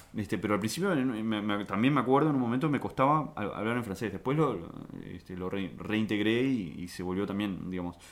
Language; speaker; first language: Spanish; early bilingual, other home language; French